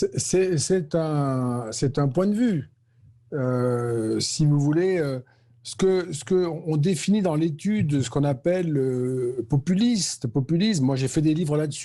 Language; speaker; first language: French; native; French